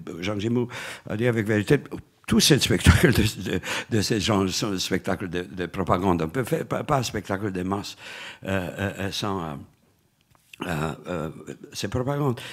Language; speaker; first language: French; non-native, fluent; Romanian